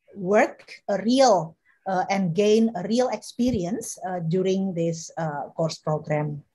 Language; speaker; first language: English; non-native, fluent; Indonesian